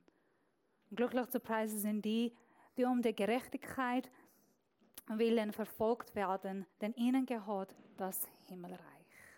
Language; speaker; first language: German; non-native, fluent; Persian